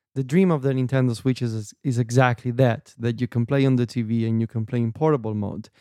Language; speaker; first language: English; non-native, fluent; Italian